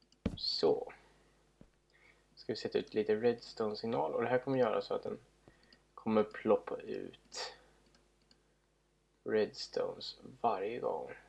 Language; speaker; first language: Swedish; native; Swedish